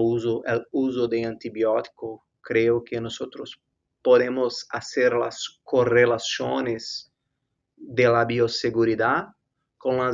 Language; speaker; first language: Spanish; non-native, fluent; Portuguese